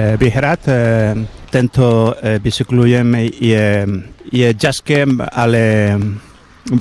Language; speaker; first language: Slovak; non-native, learner; Spanish